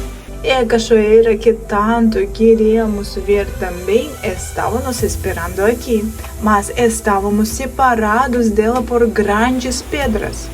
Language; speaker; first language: Portuguese; non-native, fluent; Russian